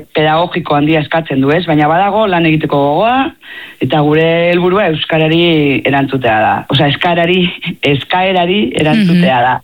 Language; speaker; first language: Basque; native; Basque